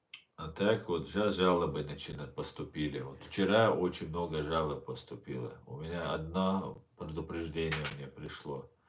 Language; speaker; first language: Russian; non-native, local second language; Chechen